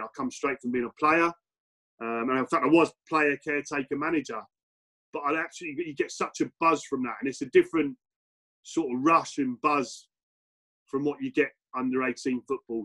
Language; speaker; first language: English; native; English